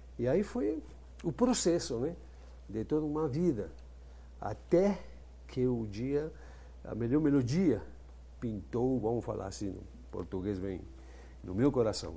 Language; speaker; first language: Portuguese; non-native, fluent; Spanish